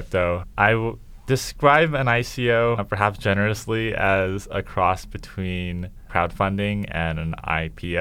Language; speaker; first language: English; native; English